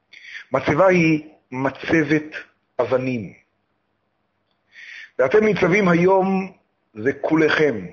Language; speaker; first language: Hebrew; native; Hebrew